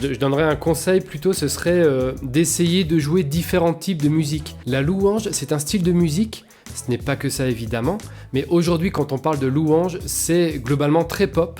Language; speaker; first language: French; native; French